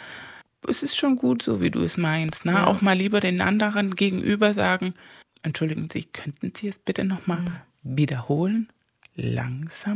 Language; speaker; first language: German; non-native, fluent; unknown